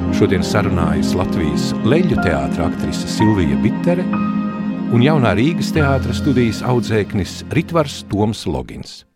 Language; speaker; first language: Latvian; native; Latvian